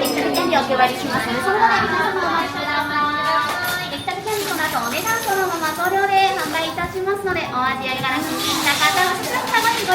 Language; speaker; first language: Japanese; native; Japanese